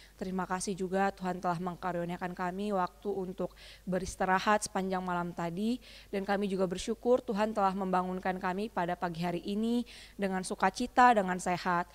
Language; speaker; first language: Indonesian; native; Indonesian